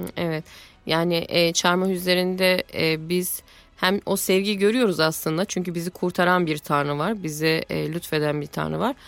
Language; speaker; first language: Turkish; native; Turkish